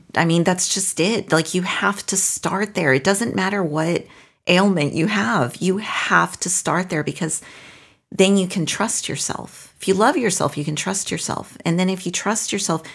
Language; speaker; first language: English; non-native, fluent; Spanish